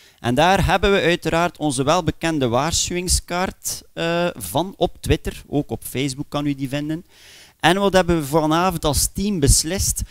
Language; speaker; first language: Dutch; native; Dutch